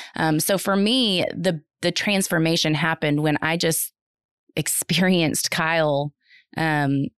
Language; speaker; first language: English; native; English